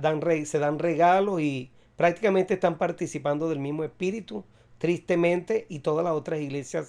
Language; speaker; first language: Spanish; native; Spanish